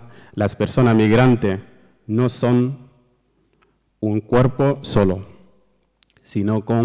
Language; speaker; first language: Spanish; non-native, learner; Fula